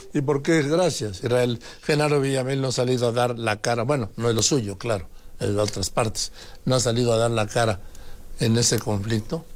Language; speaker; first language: Spanish; native; Spanish